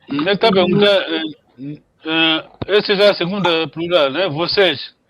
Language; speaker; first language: Portuguese; non-native, fluent; Kongo